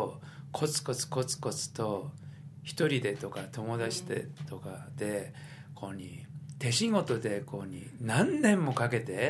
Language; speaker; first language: Japanese; native; Japanese